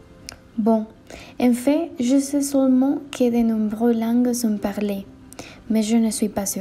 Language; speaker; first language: French; non-native, learner; Spanish